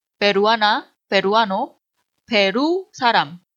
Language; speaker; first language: Spanish; non-native, fluent; Korean